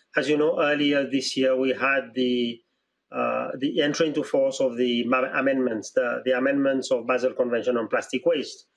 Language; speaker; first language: English; non-native, local second language; Seselwa Creole French